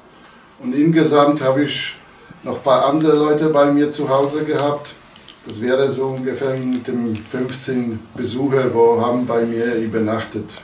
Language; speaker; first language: German; non-native, local second language; Polish